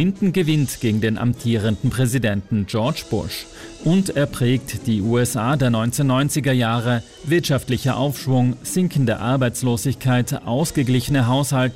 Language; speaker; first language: German; native; German